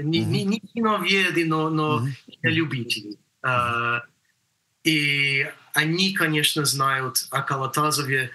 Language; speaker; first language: Russian; non-native, fluent; English